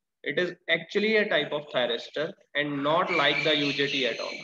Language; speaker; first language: English; non-native, local second language; Hindi